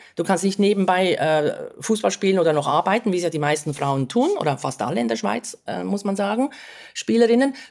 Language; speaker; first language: German; native; German